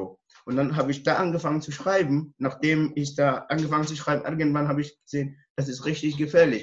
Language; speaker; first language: German; non-native, learner; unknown